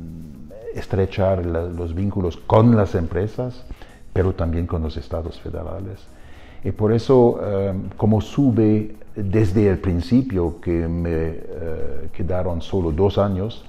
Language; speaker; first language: Spanish; non-native, fluent; German